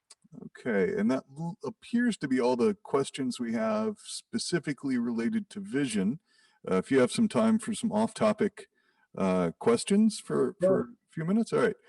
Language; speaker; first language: English; native; English